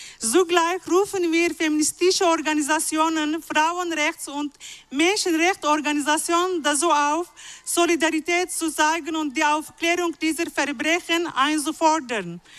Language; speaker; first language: German; non-native, fluent; Arabic